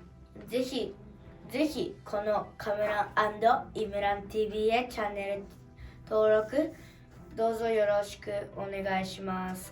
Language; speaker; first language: Japanese; early bilingual, other home language; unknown